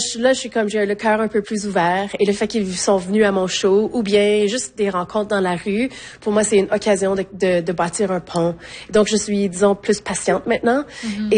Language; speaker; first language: French; native; French